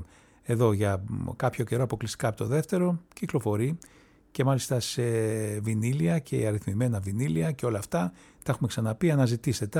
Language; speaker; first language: Greek; native; Greek